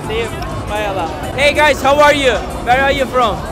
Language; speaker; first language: English; non-native, learner; Turkish